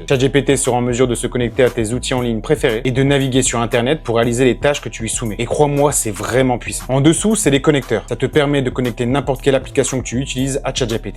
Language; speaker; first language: French; native; French